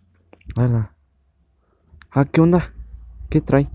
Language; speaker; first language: Spanish; native; Spanish